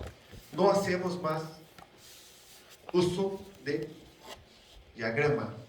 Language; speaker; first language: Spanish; non-native, learner; Portuguese